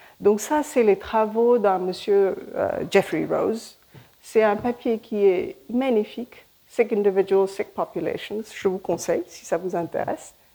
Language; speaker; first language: French; non-native, fluent; Hindi